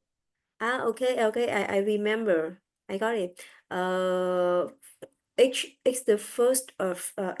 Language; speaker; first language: English; non-native, learner; French